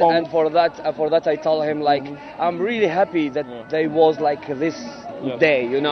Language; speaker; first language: English; non-native, learner; Arabic